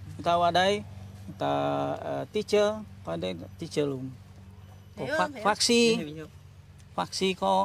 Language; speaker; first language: Indonesian; native; Indonesian